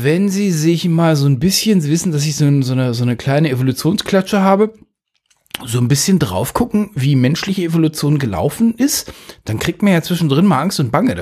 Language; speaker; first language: German; native; German